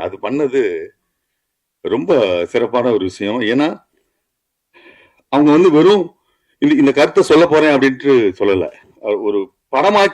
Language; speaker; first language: Tamil; native; Tamil